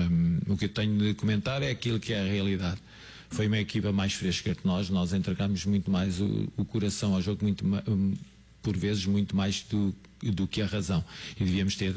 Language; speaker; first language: Portuguese; native; Portuguese